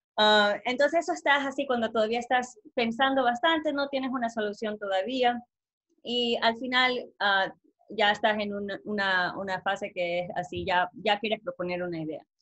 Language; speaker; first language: Spanish; early bilingual, heritage; Spanish